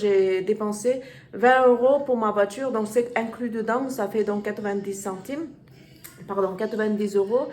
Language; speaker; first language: French; non-native, learner; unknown